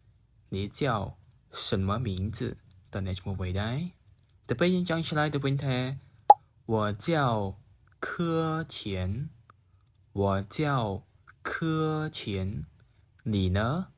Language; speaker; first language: Chinese; non-native, fluent; Khmer